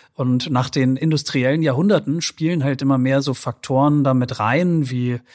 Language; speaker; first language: German; native; German